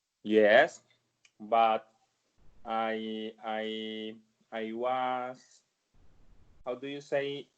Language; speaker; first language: English; non-native, learner; Spanish